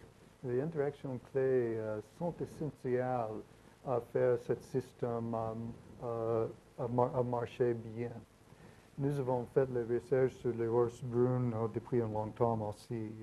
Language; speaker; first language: French; non-native, learner; English